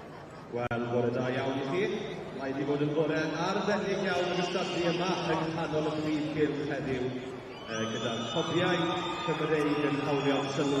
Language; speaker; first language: Welsh; native; Welsh